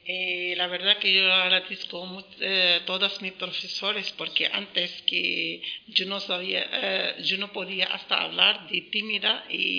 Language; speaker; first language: Spanish; non-native, learner; Arabic